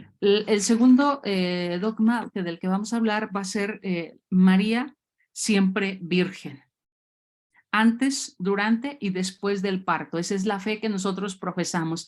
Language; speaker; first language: Spanish; native; Spanish